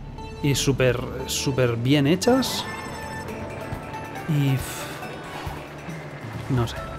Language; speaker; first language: Spanish; native; Spanish